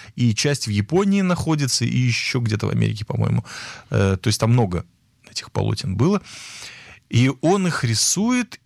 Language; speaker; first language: Russian; native; Russian